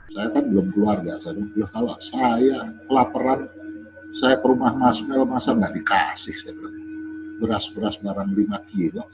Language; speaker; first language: Indonesian; native; Indonesian